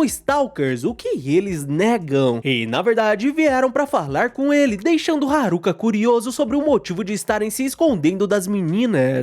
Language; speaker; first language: Portuguese; native; Portuguese